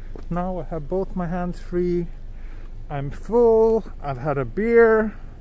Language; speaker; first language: English; non-native, fluent; Swedish